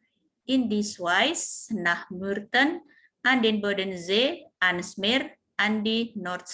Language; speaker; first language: German; non-native, fluent; Indonesian